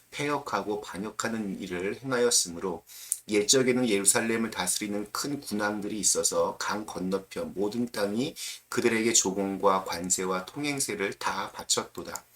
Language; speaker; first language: Korean; native; Korean